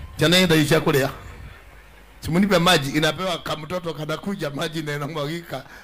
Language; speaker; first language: Swahili; native; Swahili